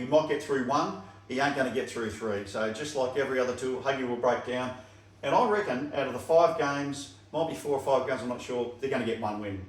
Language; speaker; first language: English; native; English